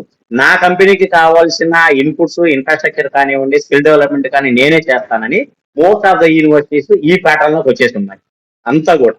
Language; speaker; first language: Telugu; native; Telugu